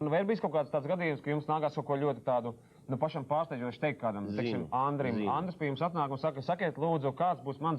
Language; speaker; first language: Latvian; native; Latvian